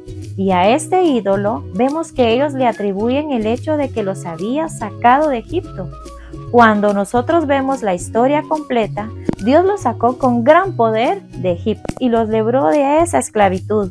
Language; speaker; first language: Spanish; native; Spanish